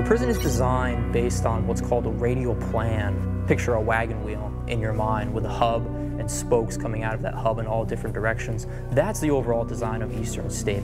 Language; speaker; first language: English; native; English